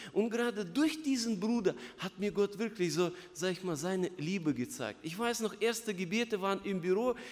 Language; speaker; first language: German; non-native, fluent; Russian